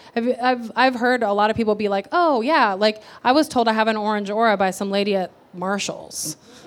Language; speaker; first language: English; early bilingual, other home language; Spanish